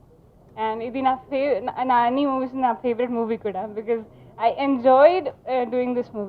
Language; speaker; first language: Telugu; non-native, fluent; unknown